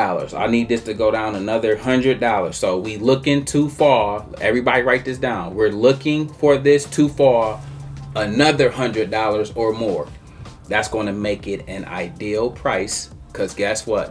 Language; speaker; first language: English; native; English